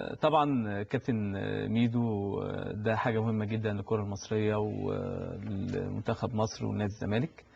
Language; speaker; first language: Arabic; native; Arabic